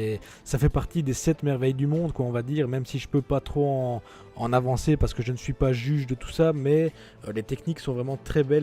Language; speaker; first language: French; native; French